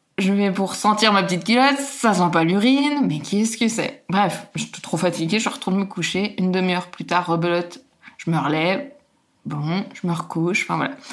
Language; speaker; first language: French; native; French